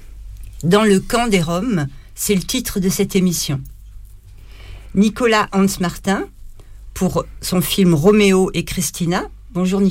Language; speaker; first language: French; native; French